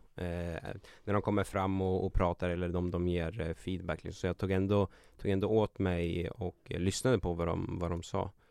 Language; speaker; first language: Swedish; native; Swedish